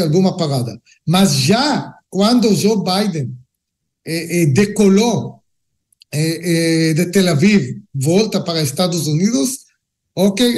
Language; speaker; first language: Portuguese; non-native, learner; Hebrew